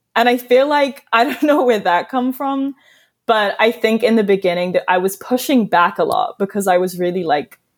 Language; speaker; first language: English; native; English